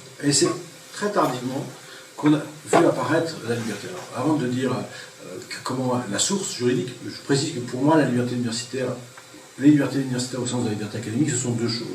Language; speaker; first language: French; native; French